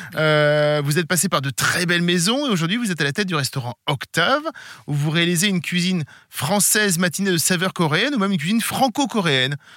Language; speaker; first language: French; native; French